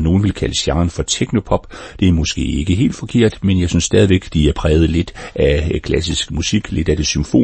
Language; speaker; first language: Danish; native; Danish